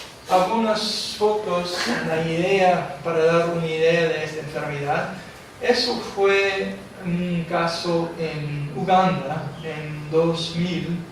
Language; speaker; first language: Spanish; non-native, fluent; English